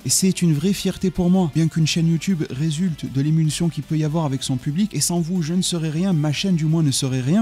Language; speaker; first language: French; native; French